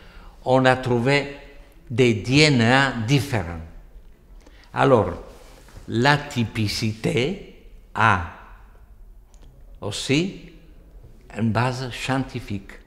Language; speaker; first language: French; non-native, fluent; Italian